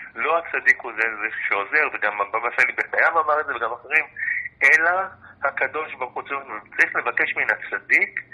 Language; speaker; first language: Hebrew; native; Hebrew